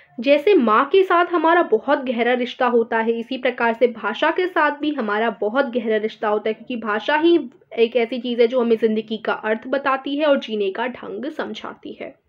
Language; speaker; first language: Hindi; native; Hindi